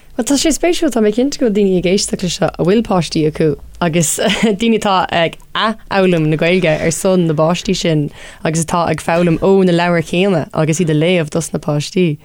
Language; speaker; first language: Irish; non-native, local second language; English